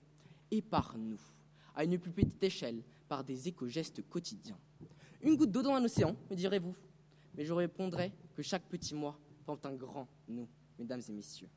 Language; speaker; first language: French; non-native, fluent; Romanian